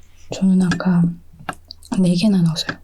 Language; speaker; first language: Korean; non-native, fluent; Indonesian